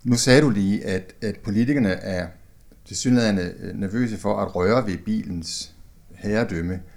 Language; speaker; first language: Danish; native; Danish